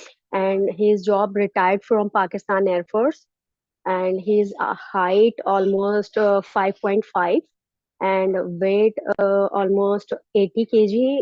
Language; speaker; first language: English; non-native, learner; Urdu